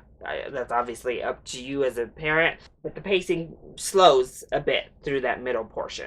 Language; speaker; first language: English; native; English